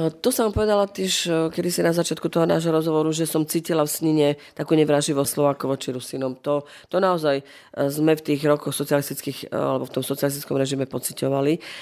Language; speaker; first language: Slovak; non-native, local second language; Rusyn